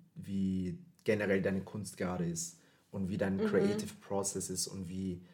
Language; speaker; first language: German; early bilingual, other home language; Filipino